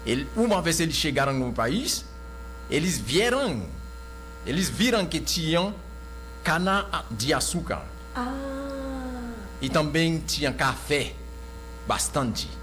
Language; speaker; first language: Portuguese; non-native, local second language; Haitian Creole